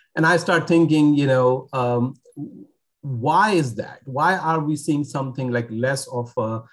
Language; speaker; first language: English; non-native, local second language; Urdu